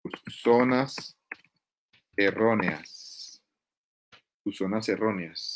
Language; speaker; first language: Spanish; native; Spanish